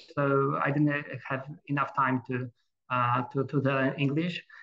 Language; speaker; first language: English; non-native, fluent; Polish